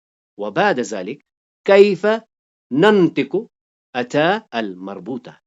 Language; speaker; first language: Arabic; non-native, fluent; Urdu